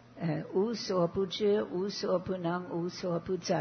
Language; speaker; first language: Chinese; non-native, fluent; English